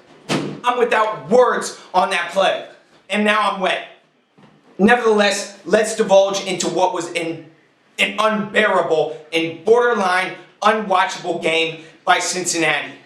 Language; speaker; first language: English; native; English